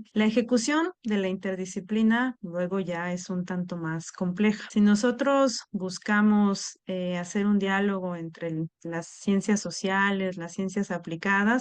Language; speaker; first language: Spanish; native; Spanish